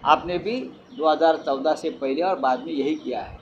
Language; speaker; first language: Hindi; non-native, local second language; Marathi